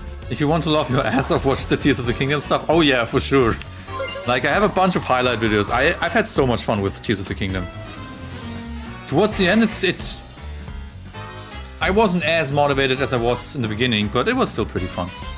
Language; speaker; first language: English; non-native, fluent; German